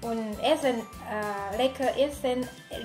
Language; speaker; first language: German; non-native, learner; Thai